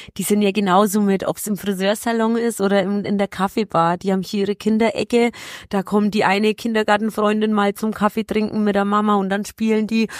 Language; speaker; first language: German; early bilingual, other home language; Polish